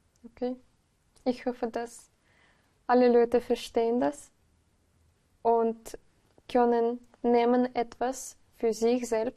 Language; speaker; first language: German; non-native, learner; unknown